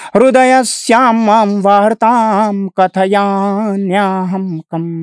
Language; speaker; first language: Hindi; native; Hindi